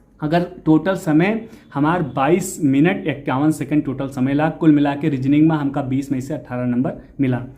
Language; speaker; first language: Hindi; native; Hindi